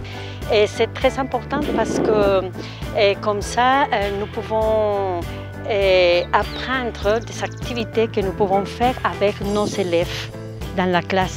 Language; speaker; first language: French; non-native, fluent; Spanish